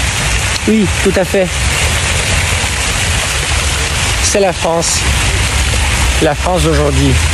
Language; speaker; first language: French; non-native, fluent; Russian